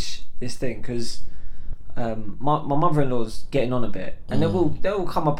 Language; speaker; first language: English; native; English